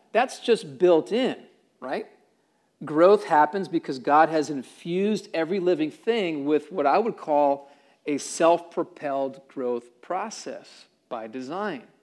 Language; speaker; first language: English; native; English